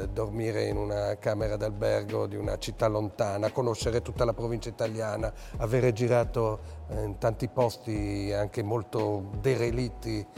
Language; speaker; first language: Italian; early bilingual, other home language; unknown